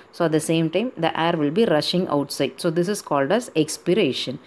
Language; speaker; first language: English; non-native, local second language; Tamil